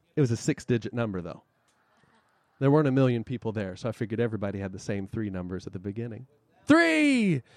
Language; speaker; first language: English; native; English